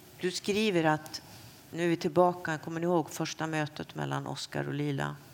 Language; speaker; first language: Swedish; native; Swedish